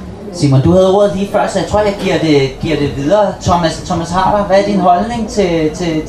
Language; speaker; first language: Danish; native; Danish